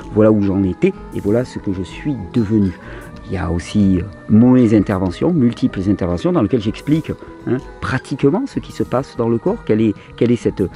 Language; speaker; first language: French; native; French